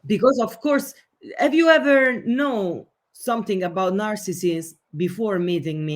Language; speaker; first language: English; non-native, fluent; Italian